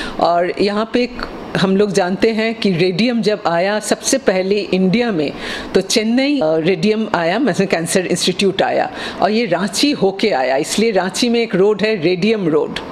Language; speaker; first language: Hindi; non-native, local second language; Bangla